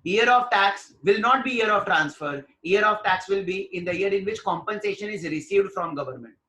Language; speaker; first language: English; non-native, local second language; Hindi